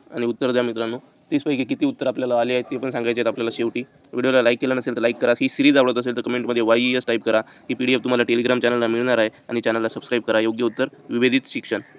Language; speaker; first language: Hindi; non-native, local second language; Marathi